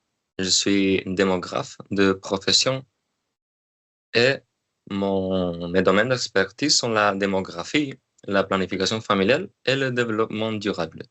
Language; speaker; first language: French; non-native, learner; Spanish